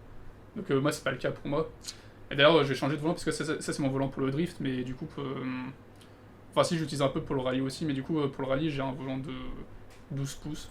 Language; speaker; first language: French; native; French